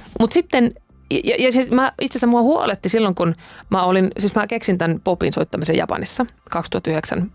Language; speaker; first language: Finnish; native; Finnish